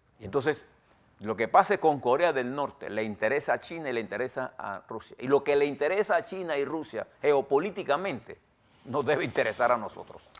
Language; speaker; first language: Spanish; native; Spanish